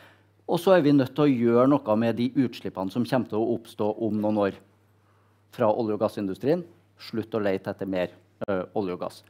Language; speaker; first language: Norwegian; native; Norwegian